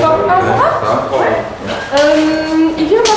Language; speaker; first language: French; native; French